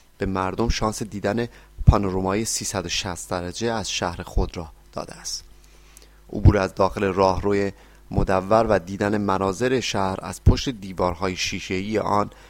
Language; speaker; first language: Persian; native; Persian